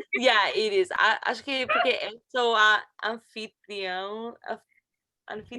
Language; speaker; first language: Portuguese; non-native, learner; English